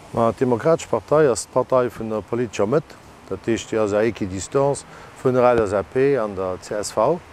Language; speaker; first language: Luxembourgish; native; Luxembourgish